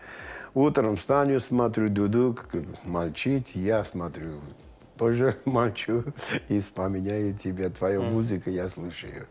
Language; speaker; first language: Russian; non-native, local second language; Armenian